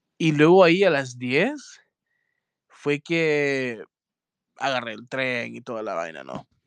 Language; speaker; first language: Spanish; native; Spanish